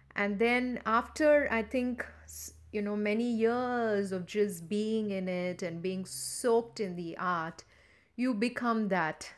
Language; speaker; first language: English; non-native, local second language; Tamil